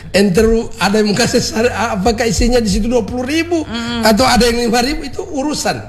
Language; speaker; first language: Indonesian; native; Indonesian